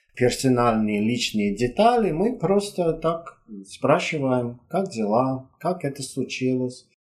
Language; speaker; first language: Russian; non-native, fluent; English